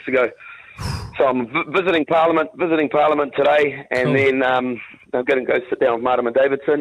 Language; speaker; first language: English; native; English